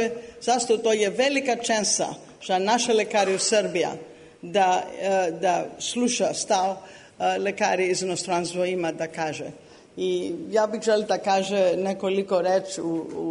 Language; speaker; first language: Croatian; non-native, learner; English